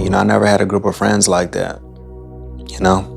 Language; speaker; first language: English; native; English